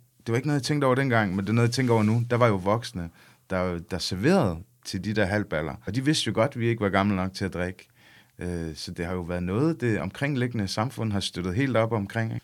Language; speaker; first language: Danish; early bilingual, other home language; English